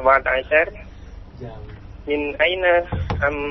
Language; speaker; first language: Arabic; non-native, learner; Indonesian